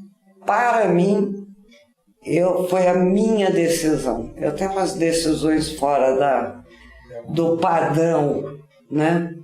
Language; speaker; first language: Portuguese; native; Portuguese